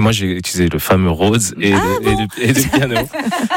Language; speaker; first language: French; native; French